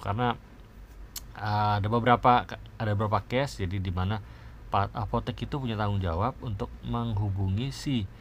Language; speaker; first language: Indonesian; native; Indonesian